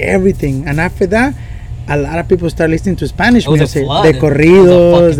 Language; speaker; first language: English; non-native, fluent; Spanish